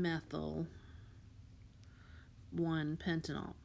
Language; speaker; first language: English; native; English